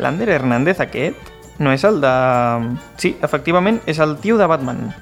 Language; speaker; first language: Catalan; non-native, local second language; Spanish